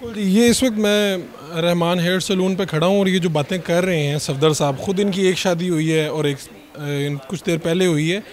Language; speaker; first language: Urdu; non-native, local second language; Punjabi